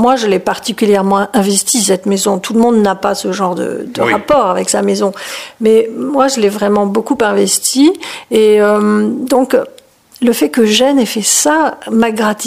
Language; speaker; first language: French; native; French